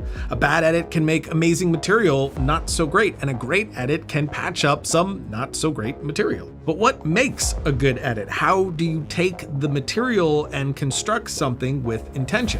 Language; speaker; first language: English; native; English